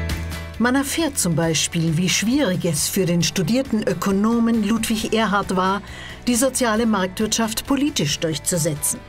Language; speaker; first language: German; native; German